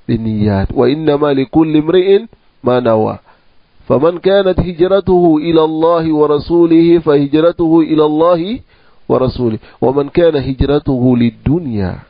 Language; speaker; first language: Arabic; non-native, fluent; French